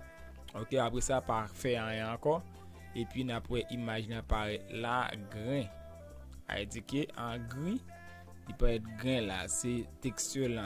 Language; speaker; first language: French; non-native, learner; Haitian Creole